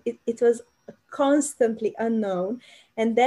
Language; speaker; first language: English; non-native, fluent; Romanian